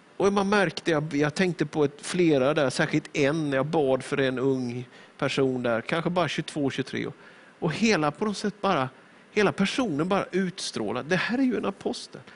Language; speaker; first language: Swedish; native; Swedish